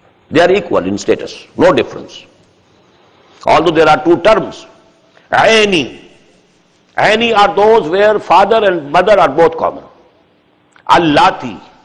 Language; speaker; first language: English; non-native, local second language; Urdu